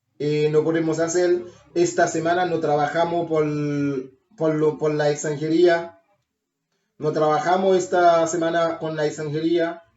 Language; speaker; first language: Spanish; non-native, learner; Haitian Creole